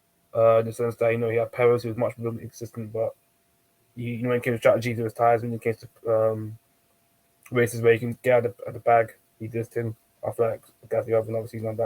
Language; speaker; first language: English; native; English